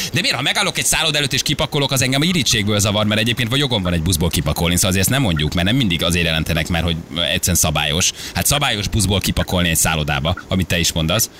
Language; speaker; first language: Hungarian; native; Hungarian